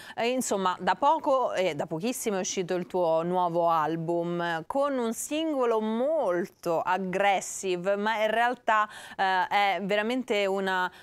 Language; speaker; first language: Italian; native; Italian